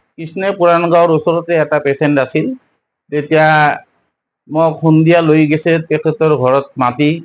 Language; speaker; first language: Assamese; non-native, local second language; Bangla